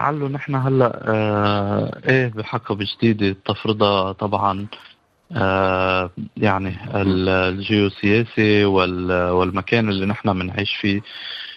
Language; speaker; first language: Arabic; native; Arabic